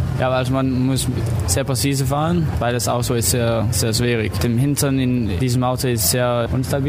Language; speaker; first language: German; non-native, fluent; Danish